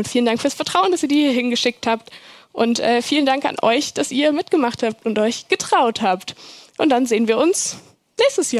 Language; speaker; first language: German; native; German